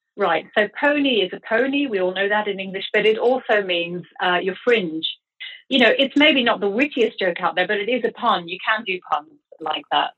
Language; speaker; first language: English; native; English